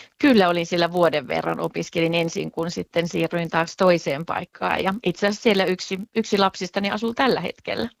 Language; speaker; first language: Finnish; native; Finnish